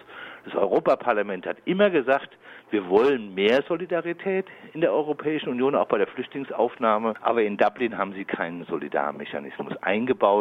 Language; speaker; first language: German; native; German